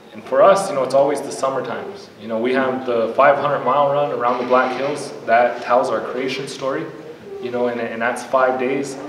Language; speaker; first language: English; native; English